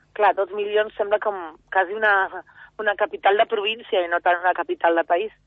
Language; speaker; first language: Catalan; early bilingual, other home language; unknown